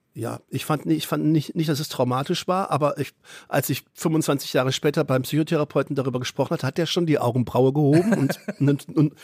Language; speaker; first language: German; native; German